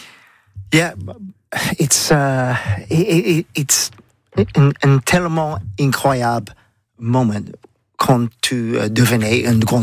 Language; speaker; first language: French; non-native, learner; English